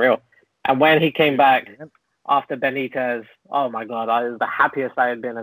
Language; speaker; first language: English; native; English